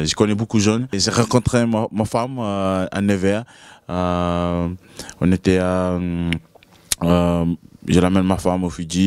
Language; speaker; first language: French; non-native, learner; Fijian